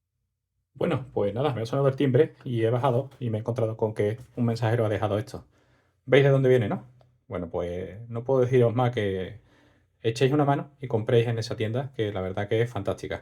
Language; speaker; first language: Spanish; native; Spanish